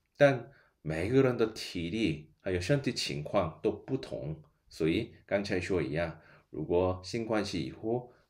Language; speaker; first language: Chinese; non-native, fluent; Korean